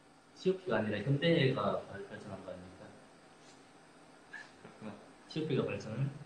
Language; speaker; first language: Korean; native; Korean